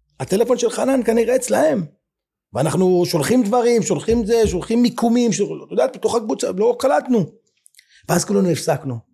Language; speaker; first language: Hebrew; native; Hebrew